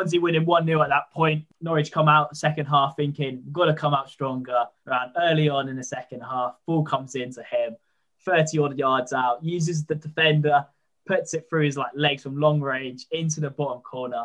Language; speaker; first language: English; native; English